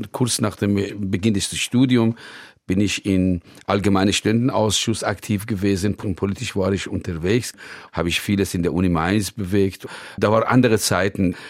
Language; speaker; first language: German; non-native, fluent; Persian